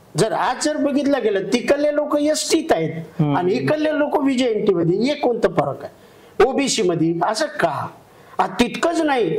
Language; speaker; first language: Marathi; non-native, local second language; Lambadi